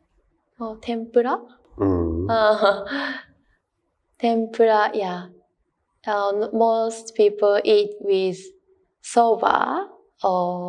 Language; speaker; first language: English; non-native, learner; Japanese